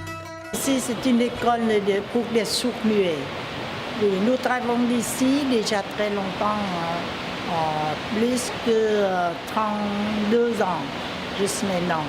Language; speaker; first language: French; non-native, learner; Vietnamese